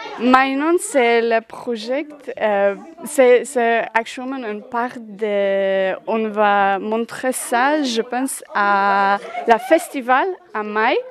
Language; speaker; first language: French; non-native, learner; Polish